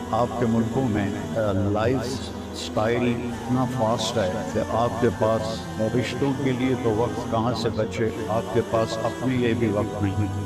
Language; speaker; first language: Urdu; non-native, local second language; Punjabi